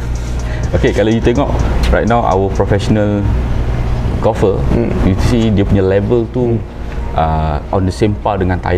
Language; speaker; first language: Malay; native; Malay